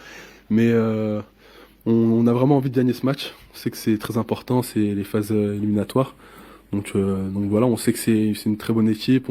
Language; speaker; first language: French; native; French